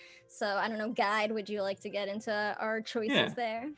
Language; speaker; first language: English; native; English